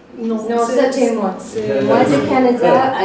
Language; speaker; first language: French; non-native, fluent; English